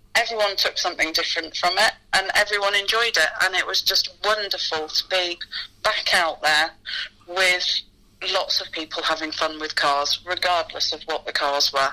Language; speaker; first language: English; native; English